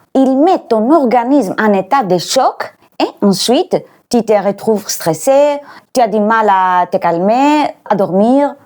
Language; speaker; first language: French; non-native, fluent; Greek